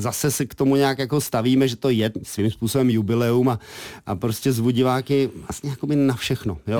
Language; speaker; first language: Czech; native; Czech